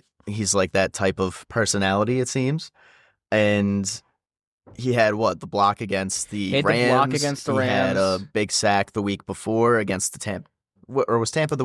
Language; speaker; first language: English; native; English